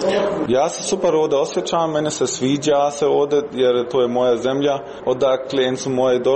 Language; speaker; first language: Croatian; early bilingual, heritage; Croatian